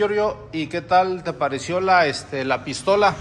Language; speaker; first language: Spanish; native; Spanish